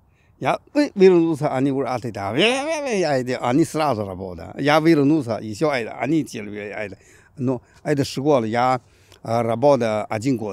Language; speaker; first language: Russian; non-native, learner; Chinese